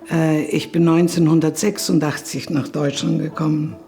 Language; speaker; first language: German; non-native, fluent; Serbian